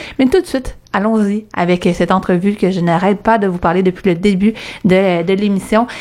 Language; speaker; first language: French; early bilingual, other home language; Arabic